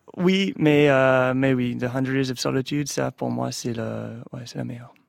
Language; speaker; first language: French; non-native, fluent; English